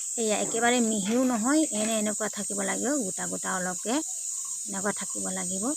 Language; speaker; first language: Assamese; non-native, local second language; Manipuri